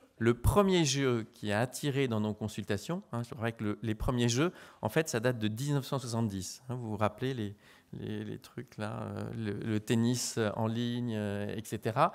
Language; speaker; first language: French; native; French